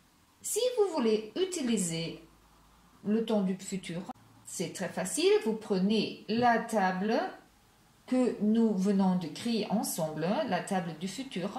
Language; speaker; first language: French; non-native, fluent; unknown